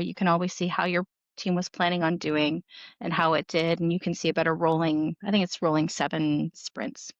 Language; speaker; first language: English; native; English